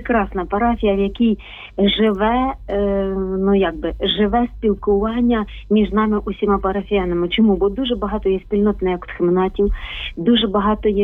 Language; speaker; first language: Ukrainian; native; Ukrainian